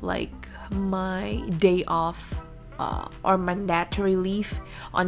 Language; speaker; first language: English; non-native, fluent; Indonesian